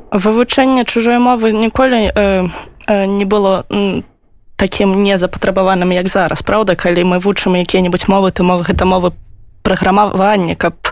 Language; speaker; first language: Belarusian; non-native, local second language; Russian